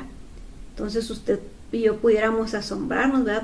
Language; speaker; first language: Spanish; native; Spanish